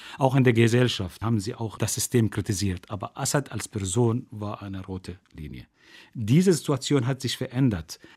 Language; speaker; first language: German; non-native, fluent; Arabic